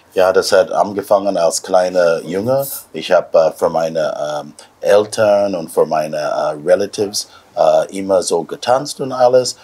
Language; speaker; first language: German; non-native, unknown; English